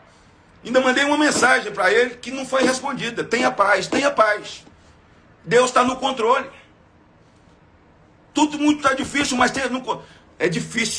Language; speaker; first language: Portuguese; native; Portuguese